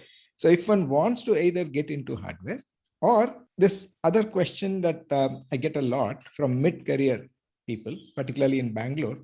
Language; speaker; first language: English; non-native, local second language; Tamil